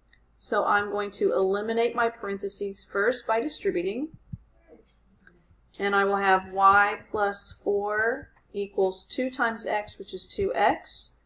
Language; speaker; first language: English; native; English